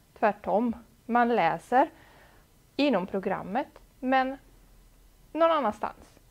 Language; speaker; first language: Swedish; non-native, fluent; Italian